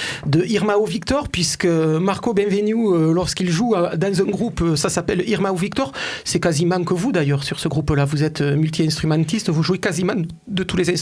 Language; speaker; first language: French; native; French